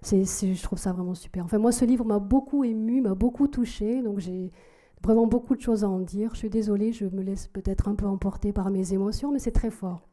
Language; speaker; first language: French; native; French